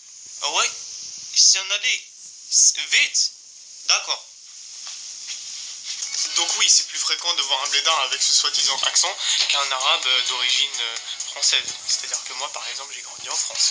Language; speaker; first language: French; native; French